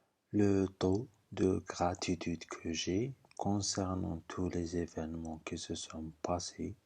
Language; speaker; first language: French; non-native, fluent; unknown